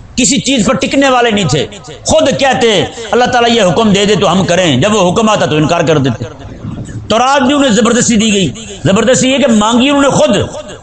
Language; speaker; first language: Urdu; native; Urdu